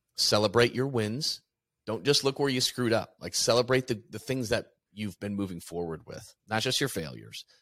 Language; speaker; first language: English; native; English